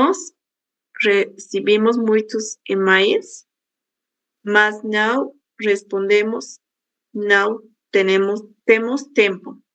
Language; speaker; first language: Portuguese; non-native, learner; Spanish